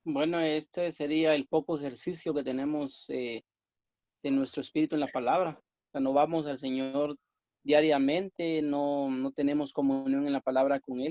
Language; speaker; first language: Spanish; native; Spanish